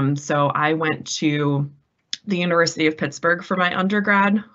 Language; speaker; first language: English; native; English